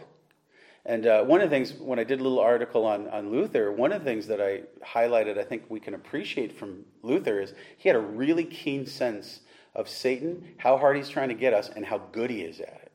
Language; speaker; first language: English; native; English